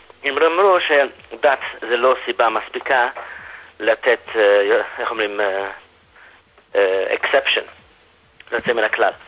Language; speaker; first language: Hebrew; non-native, fluent; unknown